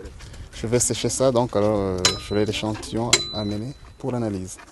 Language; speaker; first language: French; non-native, local second language; Kinyarwanda